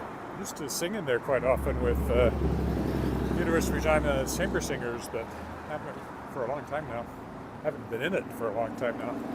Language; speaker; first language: English; native; English